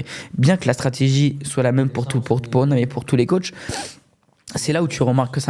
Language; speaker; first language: French; native; French